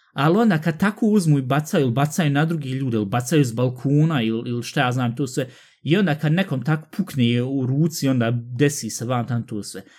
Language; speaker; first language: Bosnian; early bilingual, heritage; Bosnian